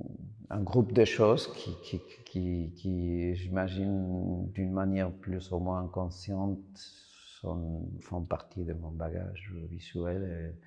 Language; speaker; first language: French; non-native, fluent; Spanish